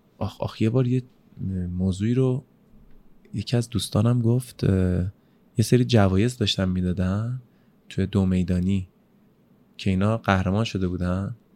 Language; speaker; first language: Persian; native; Persian